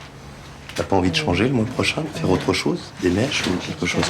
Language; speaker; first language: French; native; French